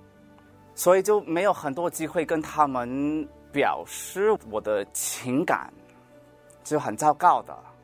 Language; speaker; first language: Chinese; early bilingual, heritage; Cantonese